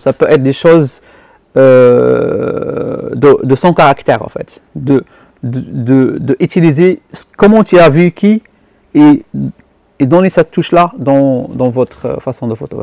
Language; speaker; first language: French; non-native, local second language; Arabic